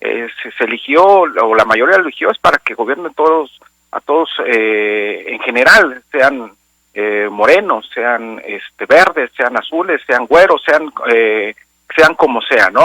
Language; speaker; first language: Spanish; native; Spanish